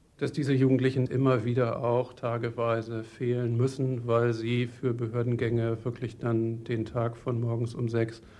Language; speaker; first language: German; native; German